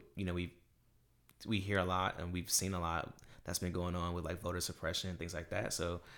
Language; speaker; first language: English; native; English